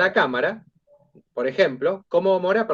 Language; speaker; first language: Spanish; native; Spanish